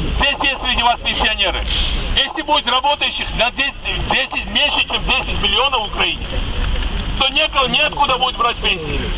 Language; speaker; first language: Russian; non-native, local second language; Georgian